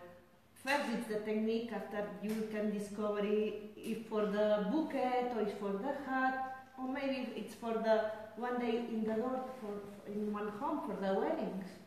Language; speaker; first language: English; non-native, learner; Spanish